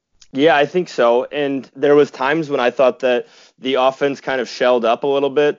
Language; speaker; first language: English; native; English